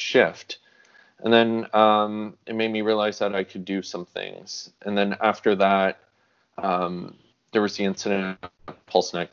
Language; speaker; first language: English; native; English